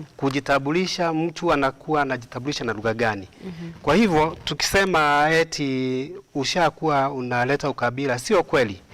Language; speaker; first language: Swahili; non-native, local second language; Kikuyu